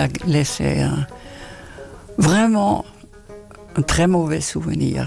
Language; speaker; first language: French; non-native, fluent; Dutch